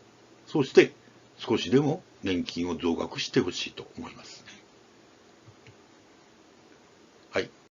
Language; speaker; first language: Japanese; native; Japanese